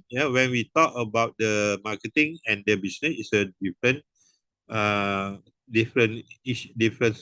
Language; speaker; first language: English; non-native, local second language; Malay